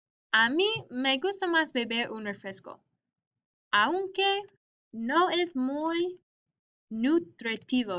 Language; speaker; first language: Spanish; non-native, fluent; English